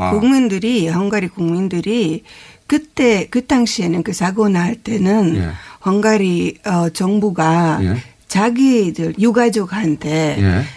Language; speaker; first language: Korean; non-native, fluent; Hungarian